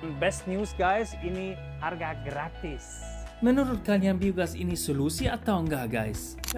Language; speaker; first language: Indonesian; non-native, fluent; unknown